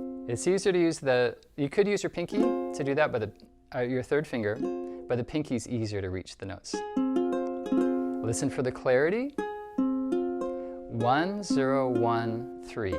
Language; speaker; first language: English; native; English